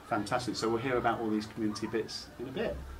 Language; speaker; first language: English; native; English